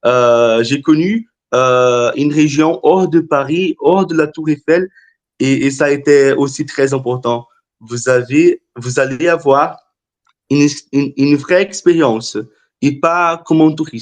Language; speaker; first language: French; non-native, fluent; Portuguese